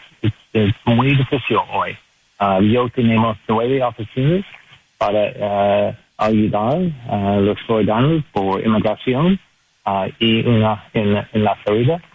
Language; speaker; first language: Spanish; non-native, learner; English